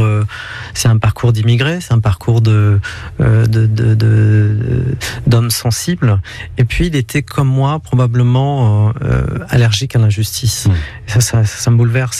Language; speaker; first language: French; non-native, local second language; Kabyle